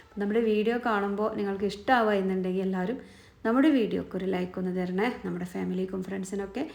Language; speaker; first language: Malayalam; native; Malayalam